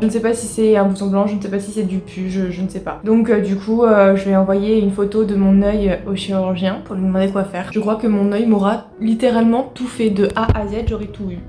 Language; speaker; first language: French; native; French